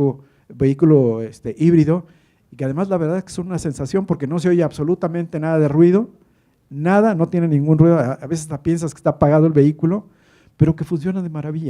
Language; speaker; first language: Spanish; native; Spanish